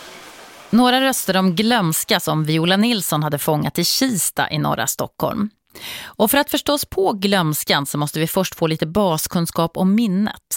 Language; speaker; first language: Swedish; native; Swedish